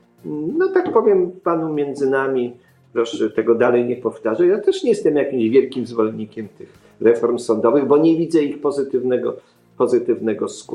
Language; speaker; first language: Polish; native; Polish